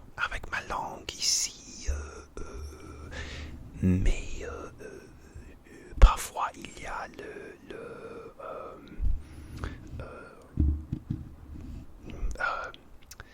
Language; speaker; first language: French; non-native, learner; English